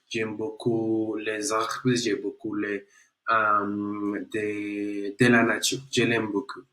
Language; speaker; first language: French; non-native, learner; Spanish